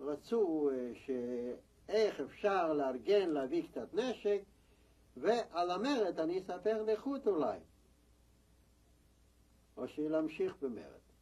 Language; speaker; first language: Hebrew; non-native, fluent; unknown